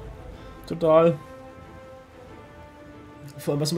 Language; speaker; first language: German; native; German